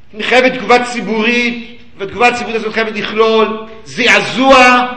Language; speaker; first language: Hebrew; early bilingual, other home language; English